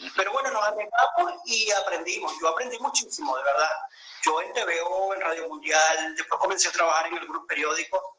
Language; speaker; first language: Spanish; native; Spanish